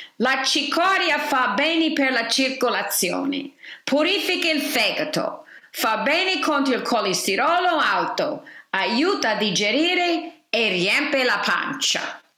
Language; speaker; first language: Italian; non-native, fluent; English